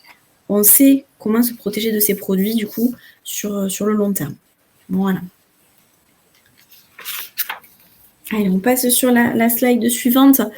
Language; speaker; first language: French; native; French